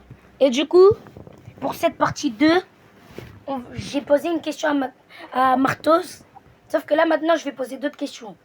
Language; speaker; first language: French; native; French